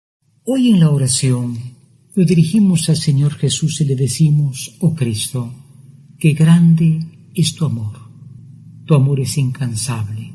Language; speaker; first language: Spanish; native; Spanish